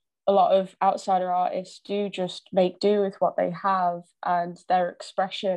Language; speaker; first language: English; native; English